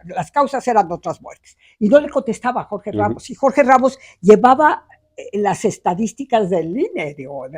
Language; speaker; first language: Spanish; native; Spanish